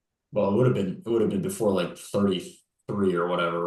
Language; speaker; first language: English; native; English